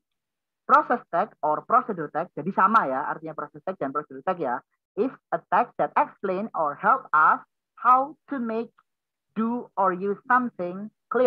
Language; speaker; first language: English; non-native, learner; Indonesian